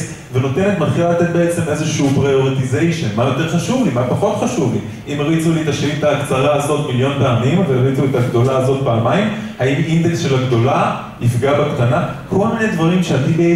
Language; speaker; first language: Hebrew; native; Hebrew